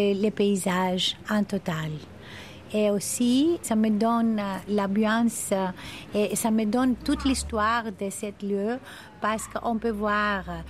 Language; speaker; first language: French; non-native, fluent; Greek